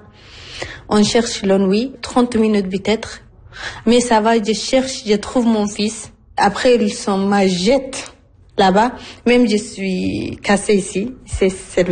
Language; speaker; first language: French; non-native, learner; Arabic